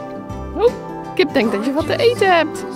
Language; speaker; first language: Dutch; native; Dutch